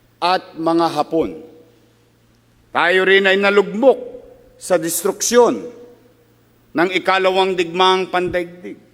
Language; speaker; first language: Filipino; native; Filipino